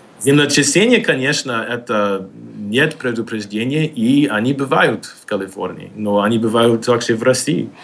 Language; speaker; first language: Russian; non-native, fluent; English